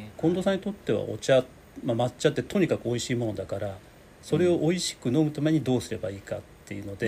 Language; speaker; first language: Japanese; native; Japanese